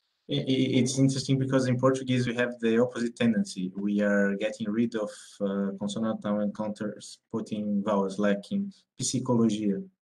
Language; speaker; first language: English; non-native, fluent; Portuguese